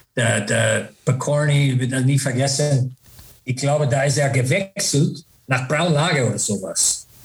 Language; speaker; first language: German; non-native, fluent; English